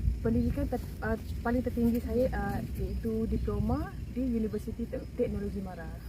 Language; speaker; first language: Malay; native; Malay